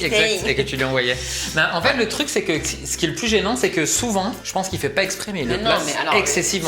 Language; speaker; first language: French; native; French